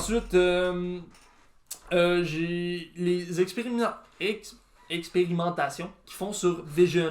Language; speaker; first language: French; native; French